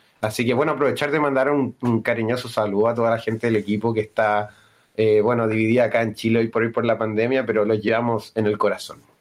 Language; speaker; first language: Spanish; native; Spanish